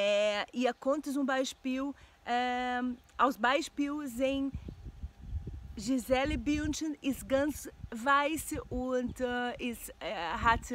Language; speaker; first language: German; non-native, learner; Portuguese